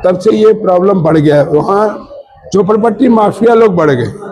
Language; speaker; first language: Hindi; non-native, local second language; Marathi